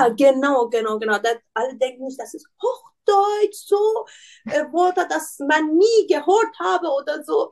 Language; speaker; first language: German; non-native, learner; Persian